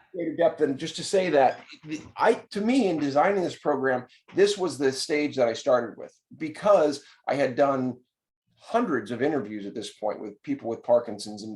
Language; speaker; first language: English; native; English